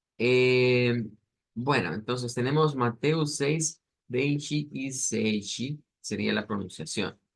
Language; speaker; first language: Spanish; native; Spanish